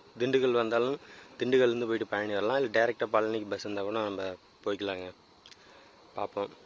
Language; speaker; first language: Tamil; native; Tamil